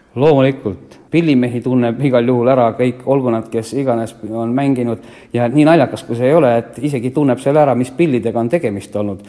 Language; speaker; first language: Estonian; native; Estonian